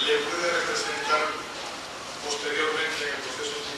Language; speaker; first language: Spanish; native; Spanish